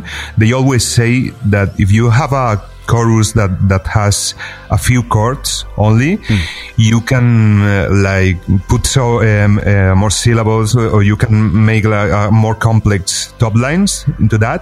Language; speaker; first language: English; non-native, fluent; Spanish